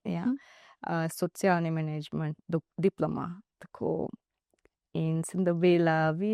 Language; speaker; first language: Slovenian; non-native, learner; Divehi